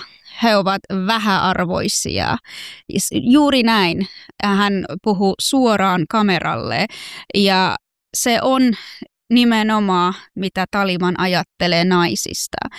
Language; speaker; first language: Finnish; non-native, fluent; Persian